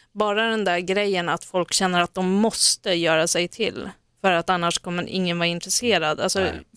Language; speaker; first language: Swedish; native; Swedish